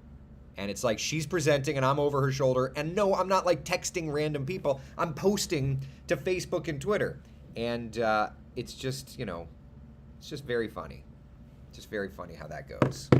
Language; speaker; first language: English; native; English